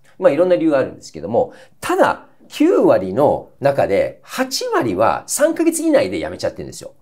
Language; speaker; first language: Japanese; non-native, fluent; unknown